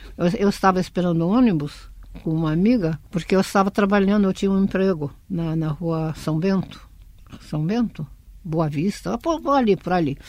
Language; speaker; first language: Portuguese; early bilingual, other home language; Russian